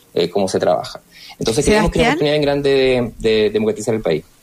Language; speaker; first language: Spanish; native; Spanish